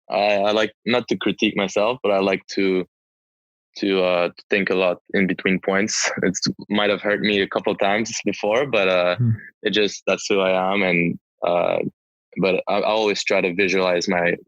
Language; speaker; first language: English; non-native, local second language; French